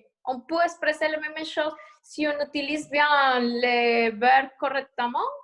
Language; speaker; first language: French; non-native, learner; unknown